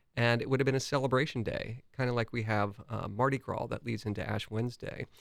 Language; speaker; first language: English; native; English